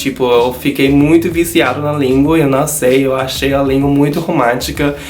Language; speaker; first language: Portuguese; non-native, learner; English